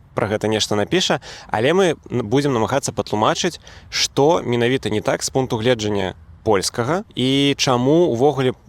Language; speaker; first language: Belarusian; native; Belarusian